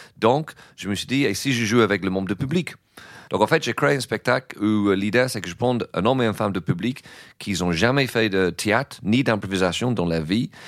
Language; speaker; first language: French; non-native, fluent; English